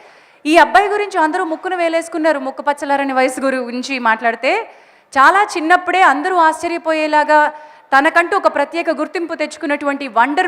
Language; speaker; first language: Telugu; native; Telugu